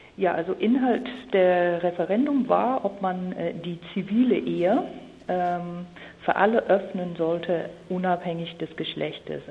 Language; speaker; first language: German; non-native, fluent; English